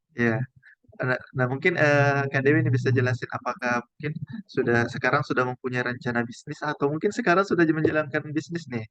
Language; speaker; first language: Indonesian; native; Indonesian